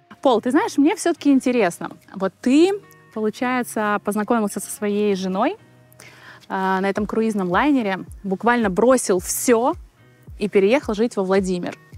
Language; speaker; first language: Russian; native; Russian